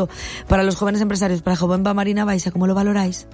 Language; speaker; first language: Spanish; native; Spanish